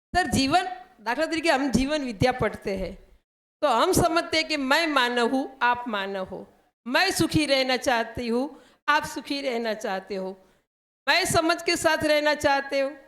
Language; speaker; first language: Hindi; non-native, local second language; Gujarati